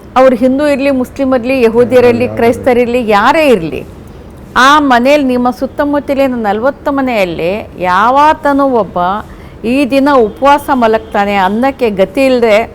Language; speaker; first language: Kannada; non-native, local second language; Urdu